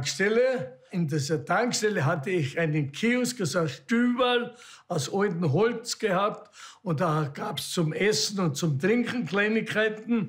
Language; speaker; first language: German; native; German